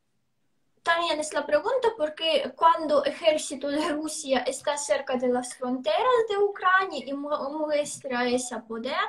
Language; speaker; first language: Spanish; non-native, fluent; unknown